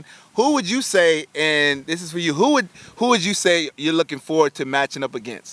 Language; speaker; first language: English; native; English